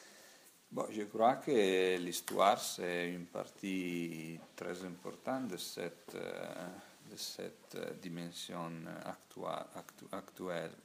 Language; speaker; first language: French; non-native, learner; Italian